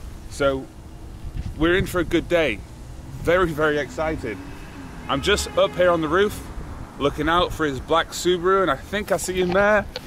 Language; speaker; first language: English; native; English